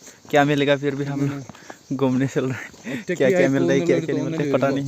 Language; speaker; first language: Hindi; non-native, local second language; Assamese